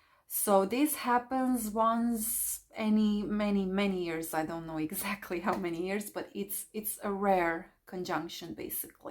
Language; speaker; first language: English; non-native, fluent; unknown